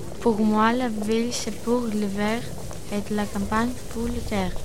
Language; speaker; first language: French; non-native, learner; Greek